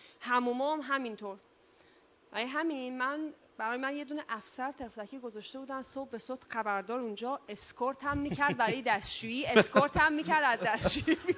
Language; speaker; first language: Persian; non-native, local second language; Azerbaijani